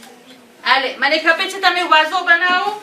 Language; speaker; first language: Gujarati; early bilingual, heritage; Gujarati